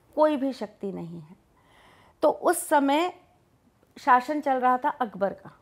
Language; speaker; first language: Hindi; native; Hindi